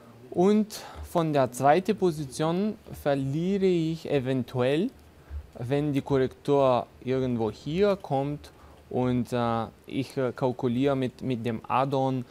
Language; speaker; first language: German; non-native, fluent; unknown